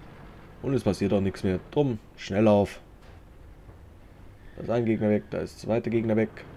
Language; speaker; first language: German; native; German